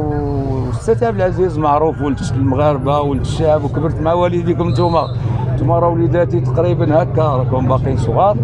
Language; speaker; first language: Arabic; native; Arabic